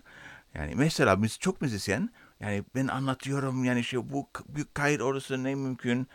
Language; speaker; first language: Turkish; non-native, learner; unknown